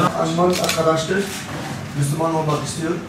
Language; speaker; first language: Turkish; early bilingual, heritage; Turkish